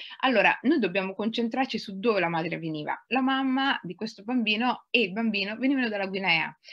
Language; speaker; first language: Italian; early bilingual, other home language; Somali